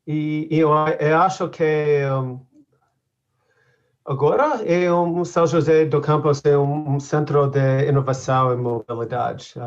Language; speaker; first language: Portuguese; non-native, learner; English